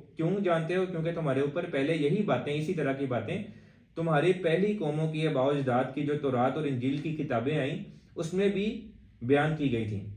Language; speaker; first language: Urdu; native; Urdu